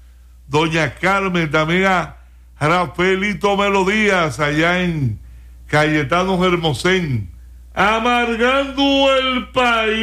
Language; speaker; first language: Spanish; native; Spanish